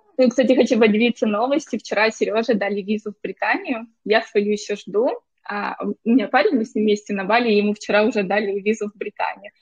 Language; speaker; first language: Ukrainian; non-native, local second language; Russian